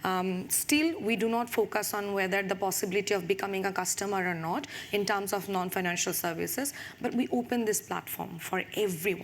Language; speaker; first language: English; non-native, local second language; Bangla